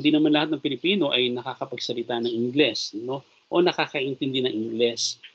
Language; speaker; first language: Filipino; native; Filipino